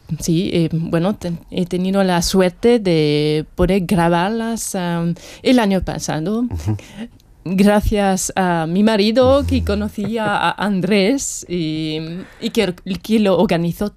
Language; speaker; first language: Spanish; non-native, fluent; German